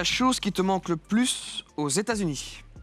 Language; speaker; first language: French; native; French